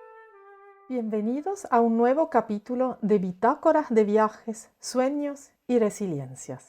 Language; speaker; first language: Spanish; native; Spanish